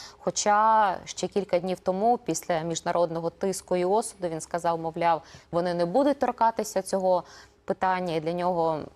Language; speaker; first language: Ukrainian; native; Ukrainian